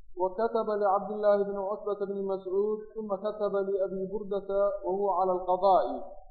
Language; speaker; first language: Arabic; non-native, local second language; Somali